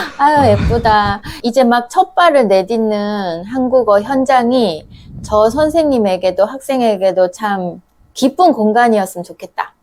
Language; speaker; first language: Korean; native; Korean